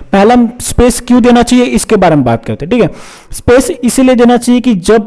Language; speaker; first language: Hindi; native; Hindi